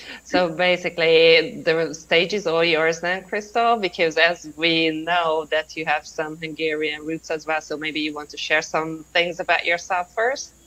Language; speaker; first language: English; non-native, fluent; Hungarian